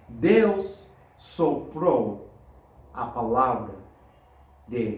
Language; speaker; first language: Portuguese; non-native, fluent; English